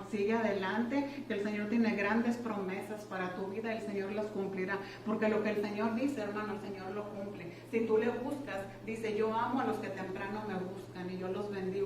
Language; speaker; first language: Spanish; native; Spanish